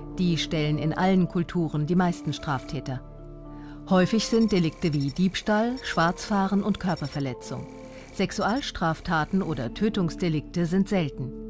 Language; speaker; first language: German; native; German